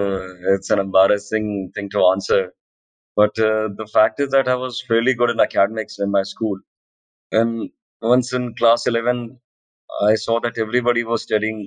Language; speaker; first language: English; non-native, local second language; Hindi